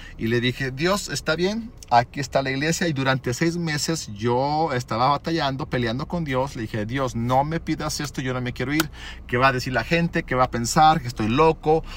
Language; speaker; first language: Spanish; early bilingual, other home language; English